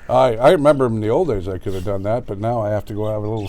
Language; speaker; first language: English; native; English